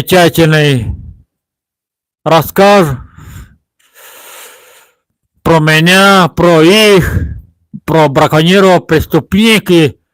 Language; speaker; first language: Russian; non-native, local second language; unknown